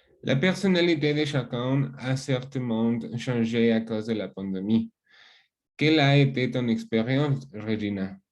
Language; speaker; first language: French; non-native, learner; Spanish